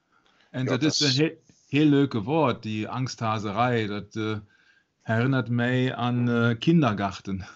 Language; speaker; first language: Dutch; non-native, learner; German